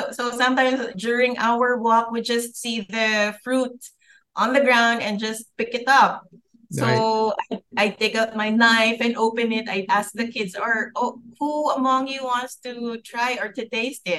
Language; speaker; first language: English; non-native, local second language; Filipino